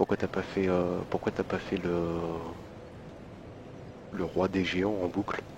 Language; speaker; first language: French; native; French